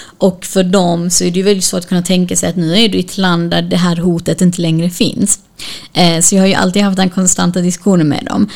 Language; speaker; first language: Swedish; early bilingual, other home language; Kurdish